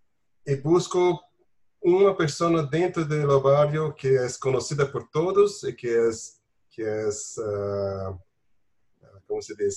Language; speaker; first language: Spanish; non-native, learner; Portuguese